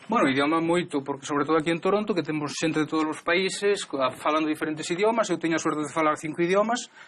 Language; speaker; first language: Galician; native; Galician